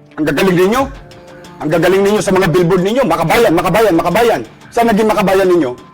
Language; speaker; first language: Filipino; native; Filipino